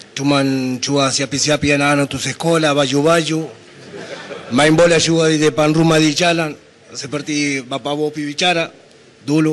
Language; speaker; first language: Indonesian; non-native, fluent; Spanish